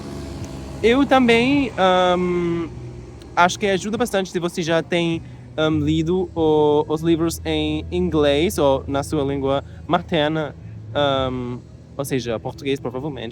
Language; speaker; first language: Portuguese; non-native, learner; English